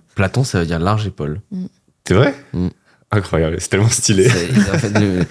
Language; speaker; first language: French; native; French